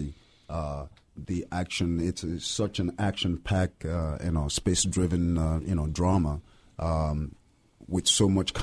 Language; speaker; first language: English; non-native, fluent; French